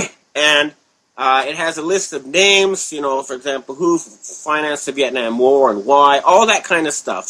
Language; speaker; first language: English; native; English